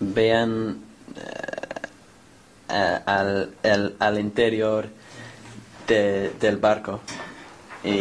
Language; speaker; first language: Spanish; non-native, learner; English